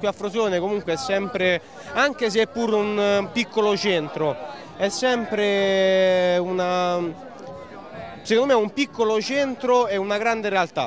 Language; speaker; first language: Italian; native; Italian